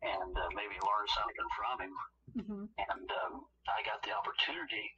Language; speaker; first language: English; native; English